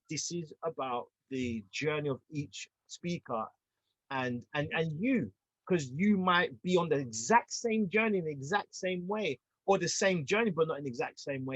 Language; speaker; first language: English; native; English